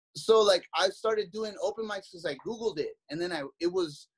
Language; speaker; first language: English; native; English